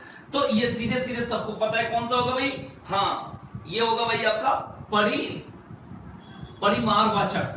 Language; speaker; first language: Hindi; native; Hindi